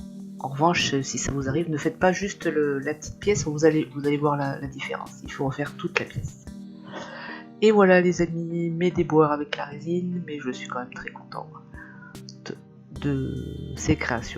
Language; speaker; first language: French; native; French